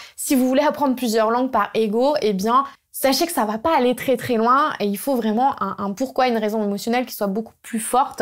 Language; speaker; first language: French; native; French